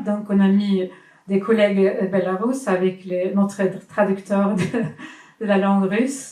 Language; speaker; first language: French; non-native, fluent; Swedish